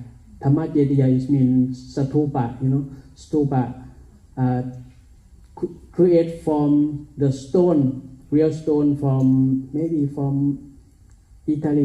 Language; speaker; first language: English; non-native, learner; Thai